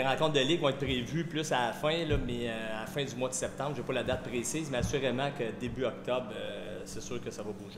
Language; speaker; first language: French; native; French